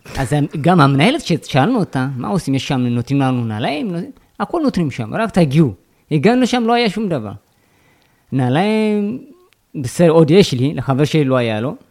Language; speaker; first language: Hebrew; non-native, fluent; Amharic